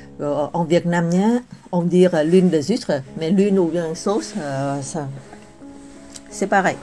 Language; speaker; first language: French; non-native, fluent; Vietnamese